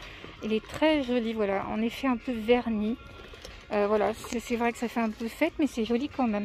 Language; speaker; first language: French; native; French